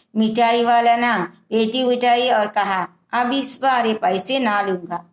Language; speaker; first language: Hindi; non-native, local second language; Telugu